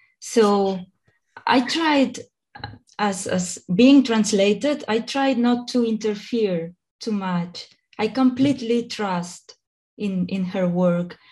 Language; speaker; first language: English; non-native, fluent; Catalan